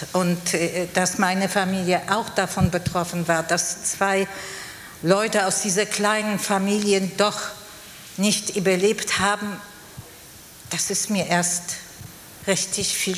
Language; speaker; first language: German; non-native, fluent; Polish